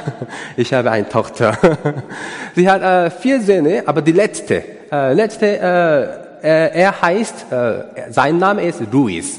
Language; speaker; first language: German; non-native, learner; Korean